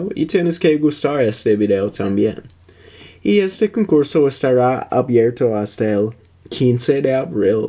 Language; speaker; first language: Spanish; early bilingual, heritage; English